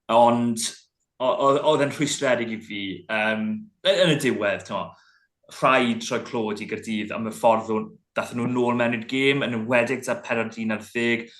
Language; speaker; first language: Welsh; native; Welsh